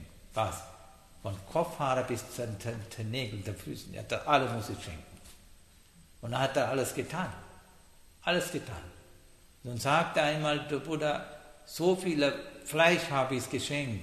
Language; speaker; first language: German; non-native, learner; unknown